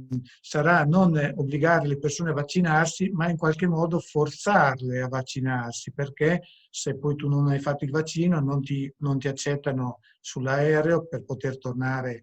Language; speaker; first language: Italian; native; Italian